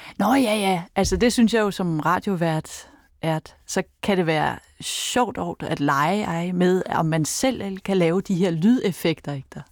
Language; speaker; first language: Danish; native; Danish